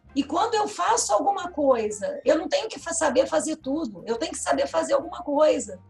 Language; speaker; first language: Portuguese; native; Portuguese